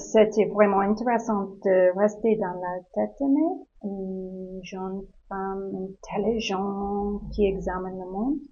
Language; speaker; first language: French; non-native, learner; English